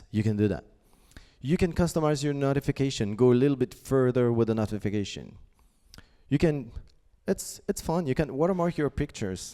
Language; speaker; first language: English; non-native, fluent; French